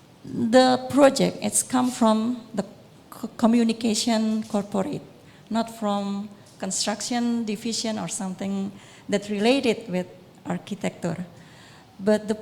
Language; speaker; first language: English; non-native, learner; Indonesian